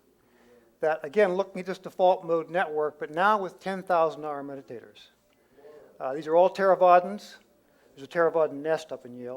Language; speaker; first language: English; native; English